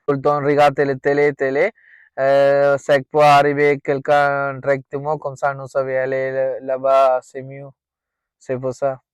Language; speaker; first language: French; non-native, learner; Tamil